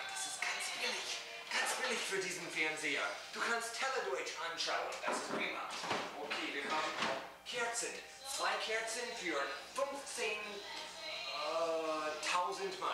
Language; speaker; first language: German; non-native, learner; English